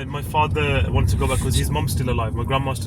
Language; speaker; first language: English; early bilingual, other home language; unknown